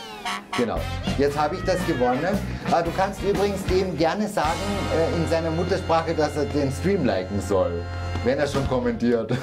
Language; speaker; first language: German; native; German